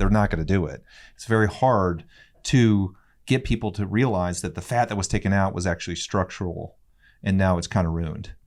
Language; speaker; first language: English; native; English